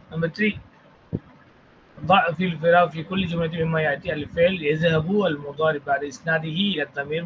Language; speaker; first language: Arabic; non-native, fluent; Tamil